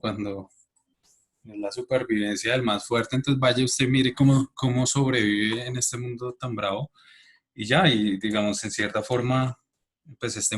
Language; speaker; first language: Spanish; native; Spanish